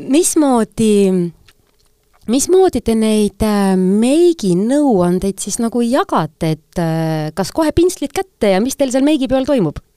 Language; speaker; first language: Estonian; native; Estonian